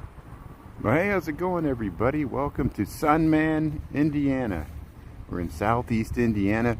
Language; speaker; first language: English; native; English